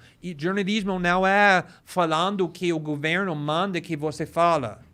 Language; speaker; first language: Portuguese; non-native, fluent; English